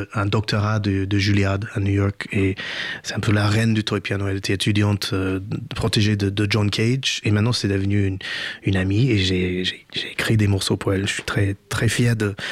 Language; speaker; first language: French; non-native, fluent; English